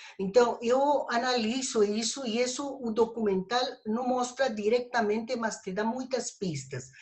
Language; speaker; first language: Portuguese; non-native, fluent; Spanish